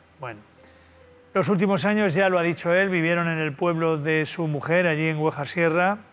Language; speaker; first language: Spanish; native; Spanish